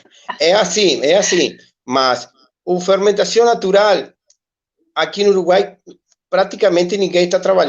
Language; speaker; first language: Portuguese; non-native, learner; Spanish